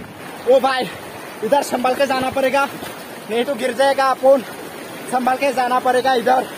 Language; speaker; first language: Hindi; non-native, local second language; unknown